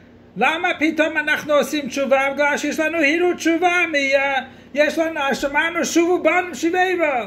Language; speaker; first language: Hebrew; non-native, fluent; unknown